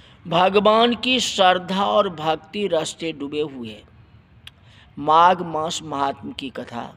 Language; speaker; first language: Hindi; native; Hindi